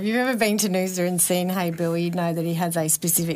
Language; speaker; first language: English; native; English